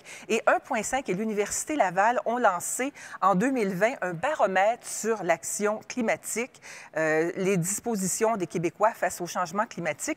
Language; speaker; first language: French; native; French